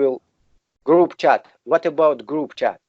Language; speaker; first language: English; non-native, learner; Russian